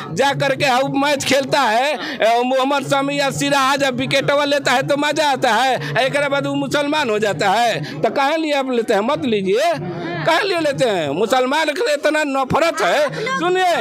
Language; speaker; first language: Hindi; native; Hindi